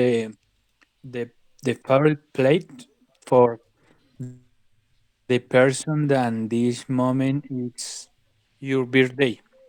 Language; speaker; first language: English; non-native, learner; Spanish